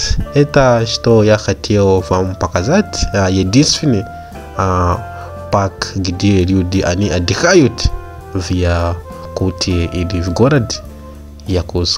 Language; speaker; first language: Russian; non-native, learner; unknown